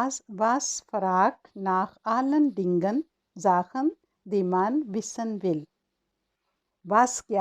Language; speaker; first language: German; non-native, learner; Urdu